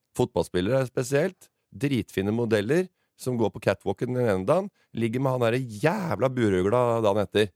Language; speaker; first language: Norwegian; native; Norwegian